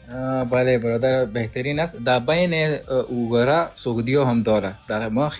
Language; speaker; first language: Persian; non-native, learner; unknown